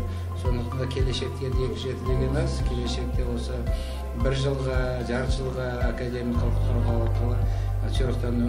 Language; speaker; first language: Kazakh; native; Kazakh